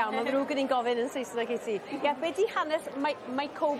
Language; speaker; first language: Welsh; native; Welsh